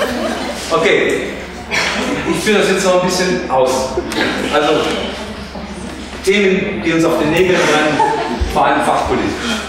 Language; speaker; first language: German; native; German